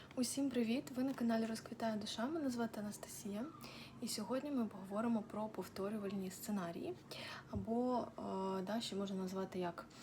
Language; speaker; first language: Ukrainian; non-native, local second language; Russian